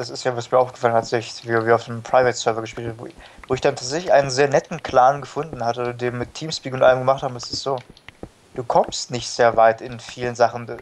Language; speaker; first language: German; native; German